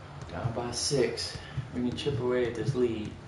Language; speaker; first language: English; native; English